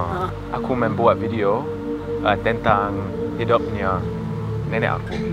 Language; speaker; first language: Indonesian; non-native, learner; English